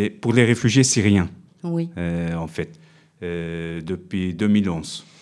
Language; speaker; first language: French; non-native, fluent; Turkish